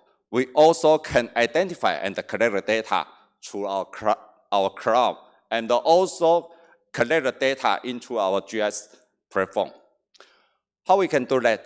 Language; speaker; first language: English; non-native, learner; Chinese